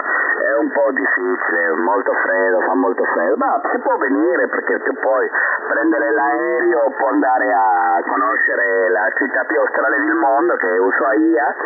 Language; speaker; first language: Italian; non-native, fluent; Spanish